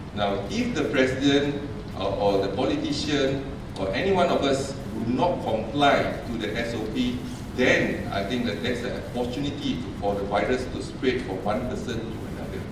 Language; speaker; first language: English; non-native, local second language; Malay